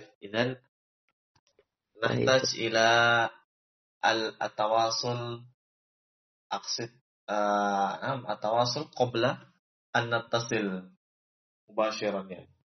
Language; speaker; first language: Arabic; non-native, fluent; Indonesian